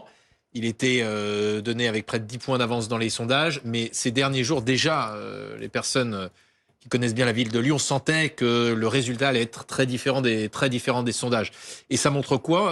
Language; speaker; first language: French; native; French